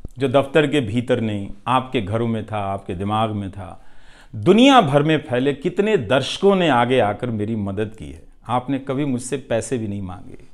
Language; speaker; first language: Hindi; non-native, local second language; Bhojpuri